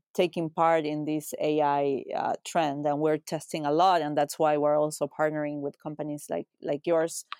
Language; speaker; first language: English; non-native, fluent; Spanish